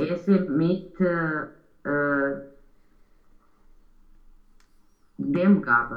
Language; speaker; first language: German; non-native, learner; Romanian